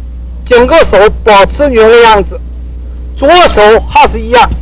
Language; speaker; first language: Chinese; native; Chinese